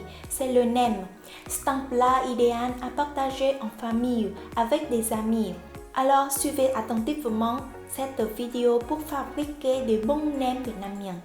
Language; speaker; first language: French; non-native, fluent; Vietnamese